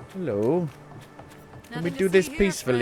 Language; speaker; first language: English; native; English